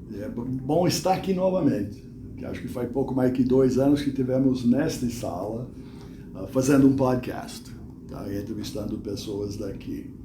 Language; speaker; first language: Portuguese; non-native, fluent; English